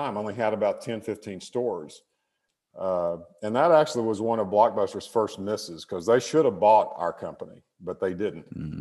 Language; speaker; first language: English; native; English